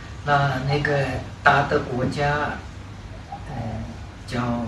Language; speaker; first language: Chinese; non-native, fluent; Czech